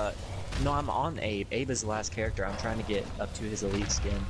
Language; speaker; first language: English; native; English